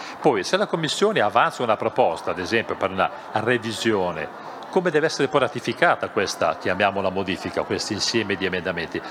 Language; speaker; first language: Italian; non-native, fluent; German